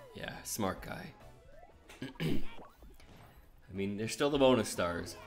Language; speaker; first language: English; native; English